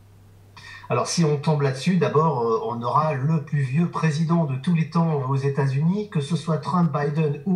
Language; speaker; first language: French; native; French